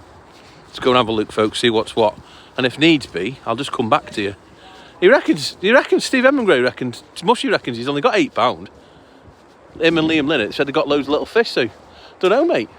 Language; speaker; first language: English; native; English